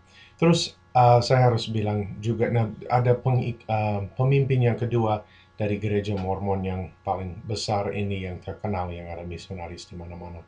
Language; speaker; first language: Indonesian; non-native, fluent; English